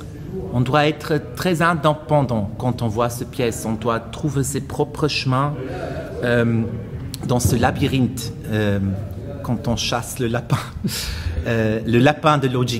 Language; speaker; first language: French; non-native, fluent; German